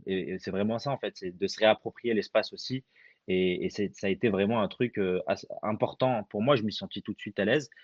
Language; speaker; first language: French; early bilingual, other home language; Arabic